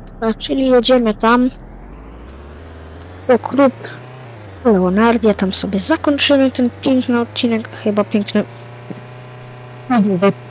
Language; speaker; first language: Polish; native; Polish